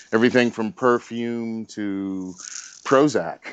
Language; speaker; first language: English; native; English